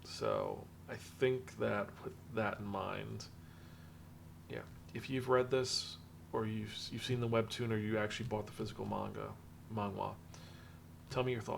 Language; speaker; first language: English; native; English